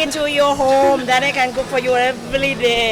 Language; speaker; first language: English; non-native, learner; Thai